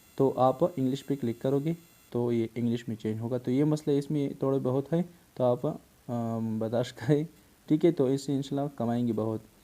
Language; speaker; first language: Urdu; non-native, local second language; Pashto